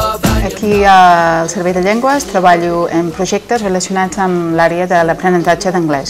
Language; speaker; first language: Catalan; non-native, fluent; English